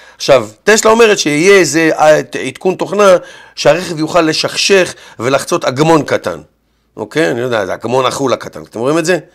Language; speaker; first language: Hebrew; native; Hebrew